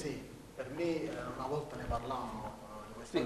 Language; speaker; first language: Italian; native; Italian